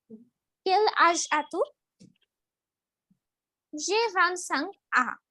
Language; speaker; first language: French; non-native, learner; Bangla